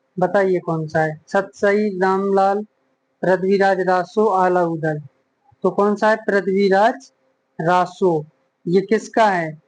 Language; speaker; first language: Hindi; native; Hindi